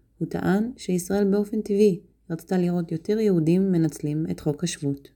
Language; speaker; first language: Hebrew; native; Hebrew